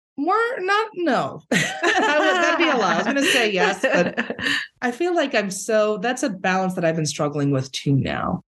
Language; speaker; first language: English; early bilingual, other home language; Spanish